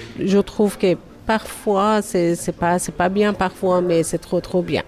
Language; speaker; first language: French; non-native, learner; Persian